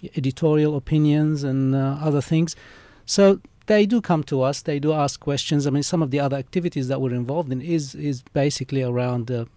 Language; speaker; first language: English; early bilingual, other home language; Arabic